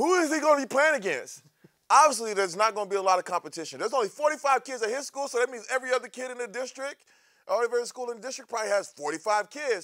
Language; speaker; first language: English; native; English